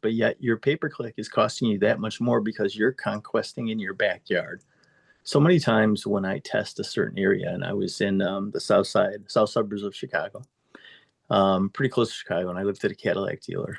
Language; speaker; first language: English; native; English